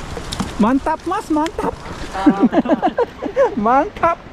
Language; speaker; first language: Indonesian; non-native, learner; Filipino